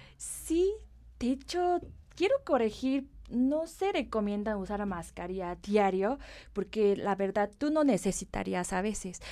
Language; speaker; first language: Spanish; non-native, fluent; Korean